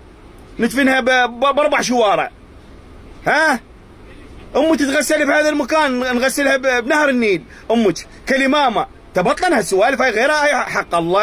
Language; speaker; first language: Arabic; native; Arabic